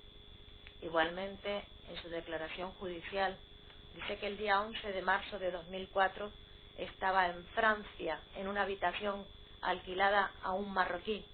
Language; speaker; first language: Spanish; native; Spanish